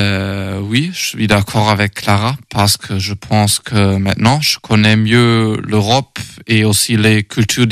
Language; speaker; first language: French; non-native, learner; German